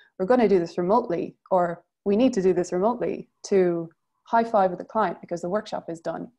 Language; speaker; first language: English; native; English